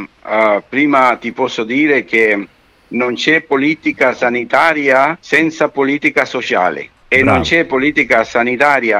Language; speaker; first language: Italian; non-native, fluent; Spanish